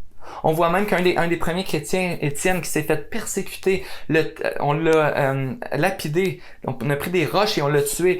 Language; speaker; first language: French; native; French